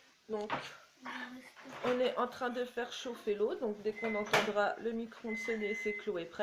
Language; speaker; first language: French; native; French